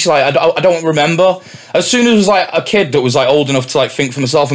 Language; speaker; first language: English; native; English